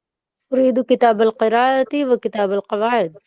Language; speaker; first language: Arabic; non-native, learner; Hindi